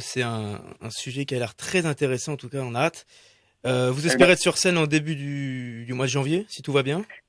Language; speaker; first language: French; native; French